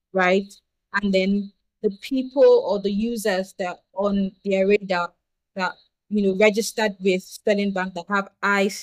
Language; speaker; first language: English; non-native, local second language; Yoruba